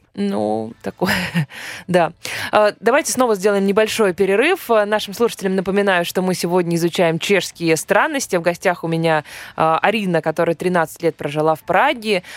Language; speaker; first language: Russian; native; Russian